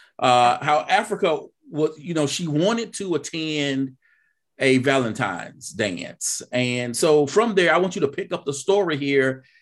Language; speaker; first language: English; native; English